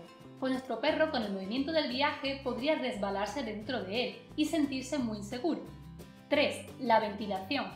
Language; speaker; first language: Spanish; native; Spanish